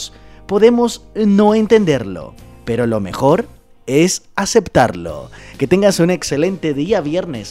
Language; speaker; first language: Spanish; native; Spanish